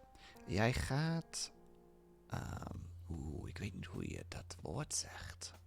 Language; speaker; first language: Dutch; non-native, learner; English